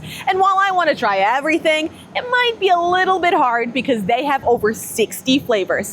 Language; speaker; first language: English; native; English